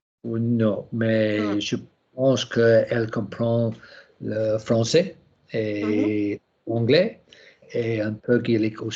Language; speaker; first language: French; non-native, learner; English